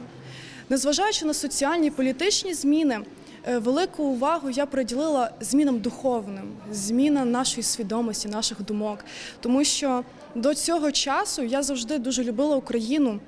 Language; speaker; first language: Ukrainian; native; Ukrainian